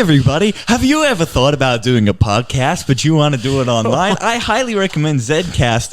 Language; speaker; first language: English; native; English